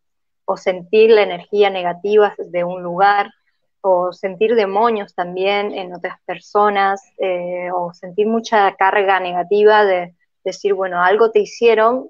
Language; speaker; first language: Spanish; native; Spanish